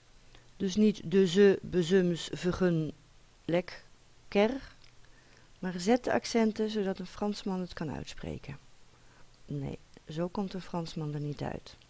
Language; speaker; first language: Dutch; native; Dutch